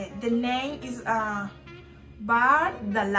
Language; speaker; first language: English; non-native, learner; Spanish